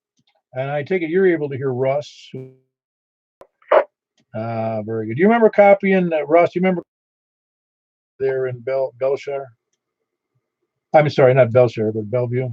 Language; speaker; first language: English; native; English